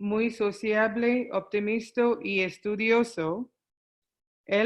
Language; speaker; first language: Spanish; non-native, learner; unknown